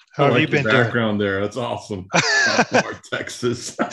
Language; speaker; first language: English; early bilingual, other home language; Spanish